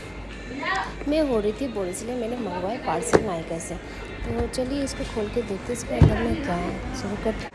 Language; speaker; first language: Hindi; native; Hindi